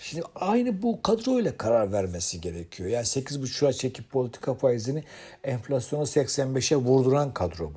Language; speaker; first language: Turkish; native; Turkish